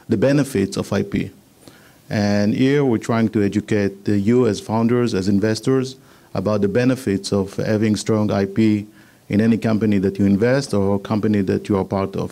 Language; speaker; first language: English; non-native, fluent; Hebrew